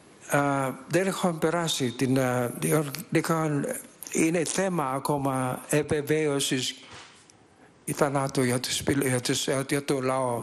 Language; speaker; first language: Greek; non-native, learner; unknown